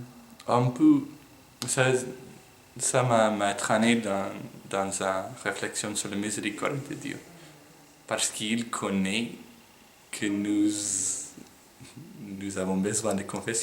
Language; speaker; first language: French; non-native, fluent; English